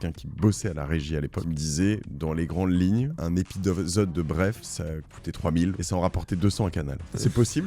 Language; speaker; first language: French; native; French